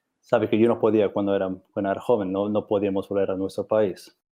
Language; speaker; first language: Spanish; non-native, learner; English